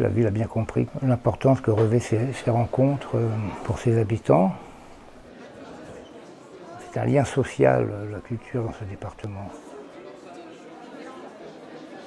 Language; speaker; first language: French; native; French